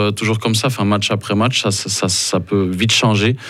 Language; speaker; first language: French; native; French